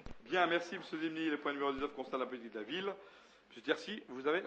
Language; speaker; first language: French; native; French